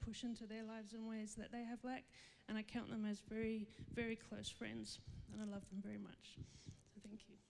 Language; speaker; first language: English; native; English